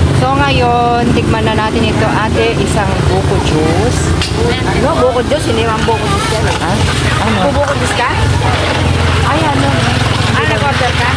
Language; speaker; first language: Filipino; native; Filipino